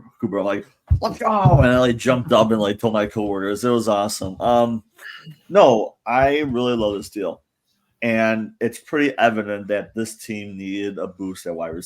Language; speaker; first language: English; native; English